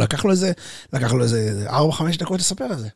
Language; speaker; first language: Hebrew; native; Hebrew